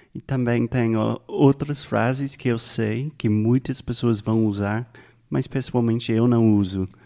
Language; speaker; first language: Portuguese; non-native, fluent; English